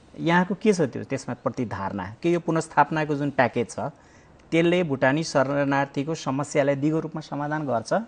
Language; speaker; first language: Nepali; native; Nepali